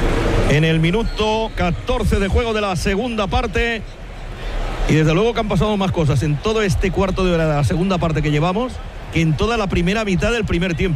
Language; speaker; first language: Spanish; native; Spanish